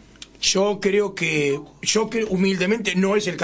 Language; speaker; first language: Spanish; native; Spanish